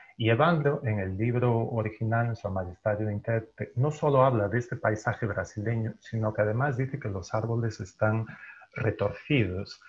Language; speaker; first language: Spanish; native; Spanish